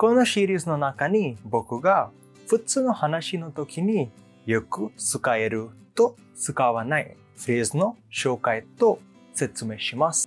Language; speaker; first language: Japanese; non-native, learner; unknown